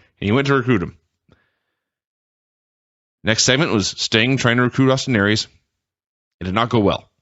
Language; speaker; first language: English; native; English